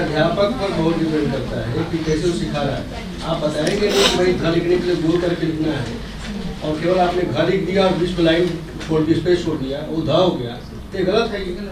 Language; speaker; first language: Hindi; native; Hindi